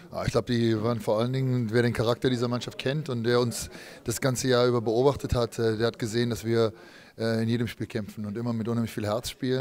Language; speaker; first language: German; native; German